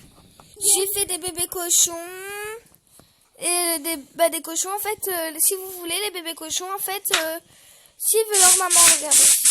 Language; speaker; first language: French; native; French